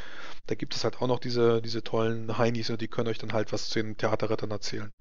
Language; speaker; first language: German; native; German